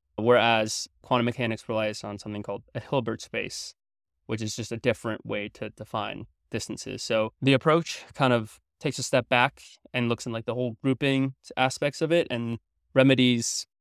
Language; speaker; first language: English; early bilingual, other home language; French